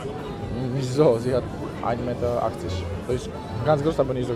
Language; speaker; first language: German; non-native, learner; Polish